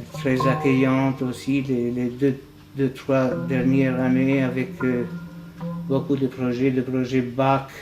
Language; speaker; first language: French; non-native, fluent; Albanian